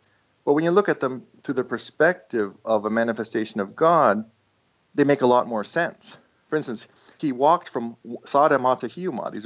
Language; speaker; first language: English; non-native, fluent; Estonian